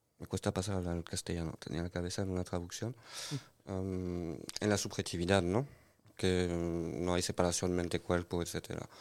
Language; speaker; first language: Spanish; non-native, fluent; French